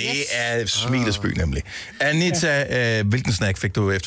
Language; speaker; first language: Danish; native; Danish